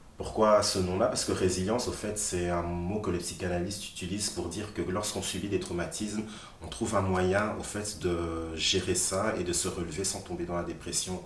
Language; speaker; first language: French; early bilingual, other home language; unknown